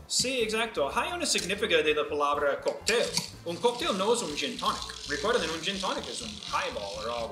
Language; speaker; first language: Spanish; non-native, learner; English